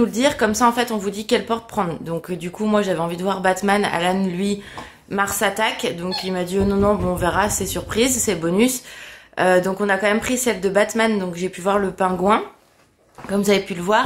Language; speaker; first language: French; native; French